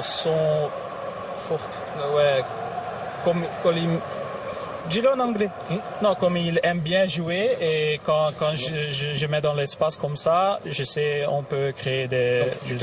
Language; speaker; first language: French; non-native, local second language; Dutch